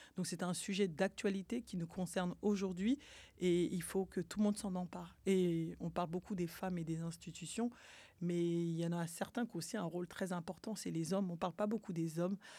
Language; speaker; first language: French; early bilingual, other home language; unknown